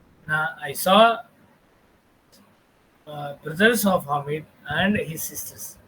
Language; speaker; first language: English; non-native, local second language; Tamil